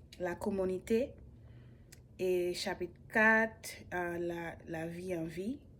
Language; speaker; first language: French; non-native, learner; English